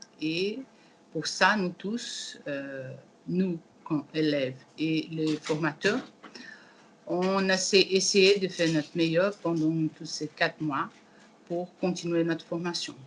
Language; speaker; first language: French; non-native, learner; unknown